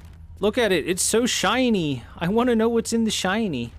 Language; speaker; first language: English; native; English